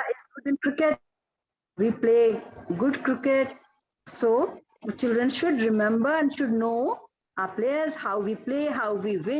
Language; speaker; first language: English; non-native, local second language; Odia